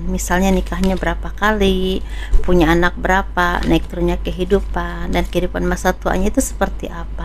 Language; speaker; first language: Indonesian; native; Indonesian